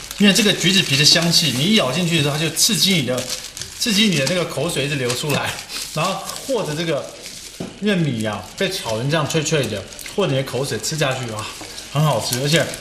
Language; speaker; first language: Chinese; native; Chinese